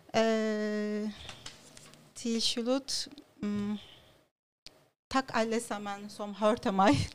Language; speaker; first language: Norwegian; non-native, learner; Turkish